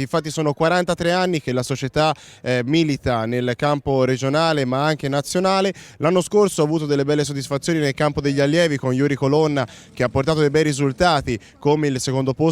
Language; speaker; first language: Italian; native; Italian